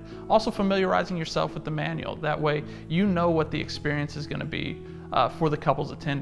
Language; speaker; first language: English; native; English